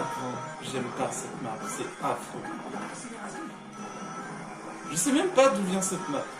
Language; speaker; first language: French; native; French